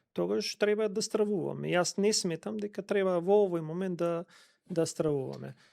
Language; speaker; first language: Macedonian; non-native, local second language; Albanian